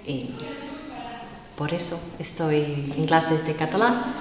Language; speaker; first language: Spanish; non-native, fluent; English